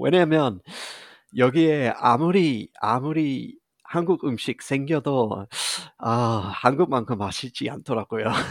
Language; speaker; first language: Korean; non-native, fluent; English